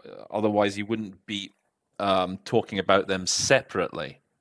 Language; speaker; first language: English; native; English